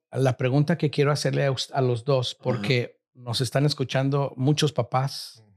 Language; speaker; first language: Spanish; early bilingual, heritage; Spanish